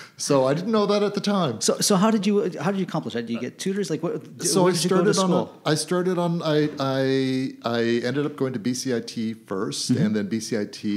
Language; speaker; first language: English; native; English